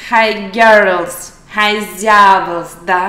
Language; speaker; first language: English; non-native, learner; Russian